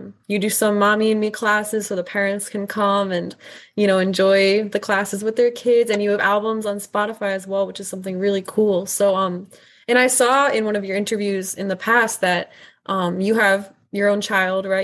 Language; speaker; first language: English; native; English